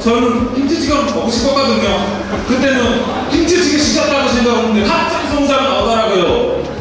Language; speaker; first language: Korean; non-native, learner; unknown